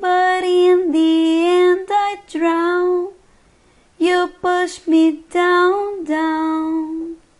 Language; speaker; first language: English; non-native, fluent; Portuguese